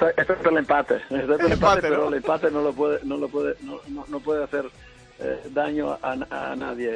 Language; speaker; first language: Spanish; non-native, fluent; Italian